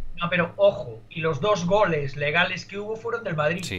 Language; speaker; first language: Spanish; native; Spanish